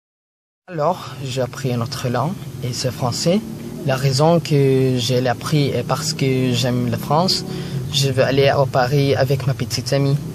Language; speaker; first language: French; non-native, learner; Filipino